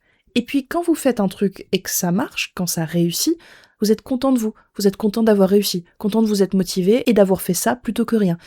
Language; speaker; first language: French; native; French